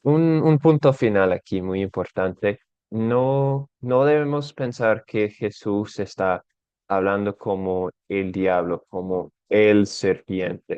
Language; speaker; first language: Spanish; non-native, fluent; English